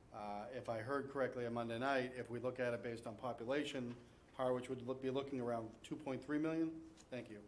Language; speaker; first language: English; native; English